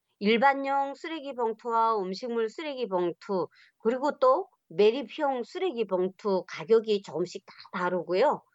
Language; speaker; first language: Korean; native; Korean